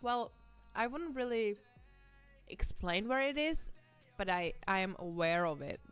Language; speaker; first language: English; non-native, fluent; Czech